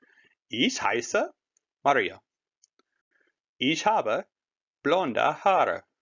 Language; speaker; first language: German; non-native, fluent; English